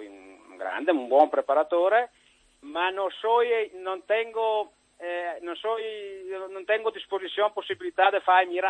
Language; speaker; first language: Spanish; non-native, learner; Italian